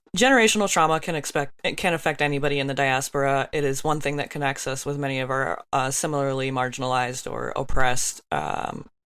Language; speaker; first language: English; early bilingual, other home language; Yoruba